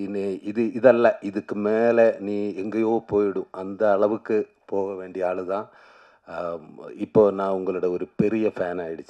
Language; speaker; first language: Tamil; non-native, learner; Malayalam